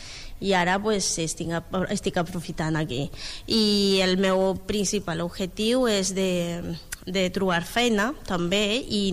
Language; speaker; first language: Catalan; non-native, learner; Spanish